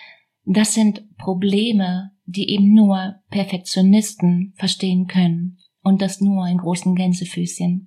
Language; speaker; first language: German; native; German